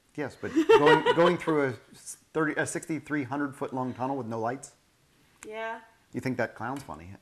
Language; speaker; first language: English; native; English